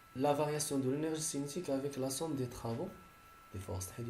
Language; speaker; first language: French; non-native, local second language; Arabic